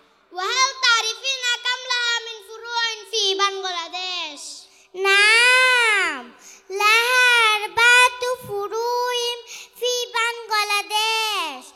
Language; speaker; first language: Arabic; non-native, learner; Bangla